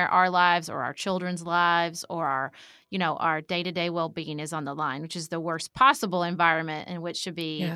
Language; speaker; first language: English; native; English